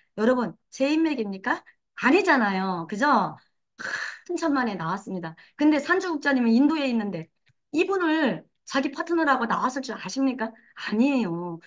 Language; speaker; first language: Korean; native; Korean